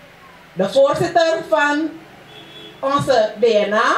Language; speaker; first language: Dutch; non-native, local second language; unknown